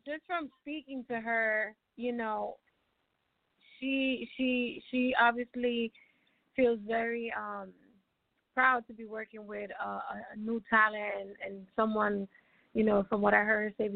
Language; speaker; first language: English; native; English